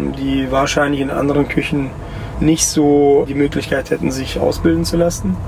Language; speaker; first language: German; early bilingual, other home language; Russian